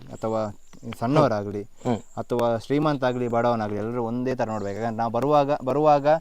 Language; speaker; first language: Kannada; non-native, local second language; Konkani